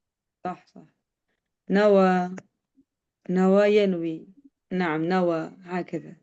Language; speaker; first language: Arabic; non-native, fluent; Indonesian